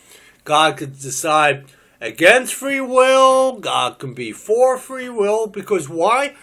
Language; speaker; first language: English; native; English